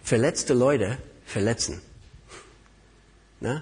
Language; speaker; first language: German; non-native, fluent; English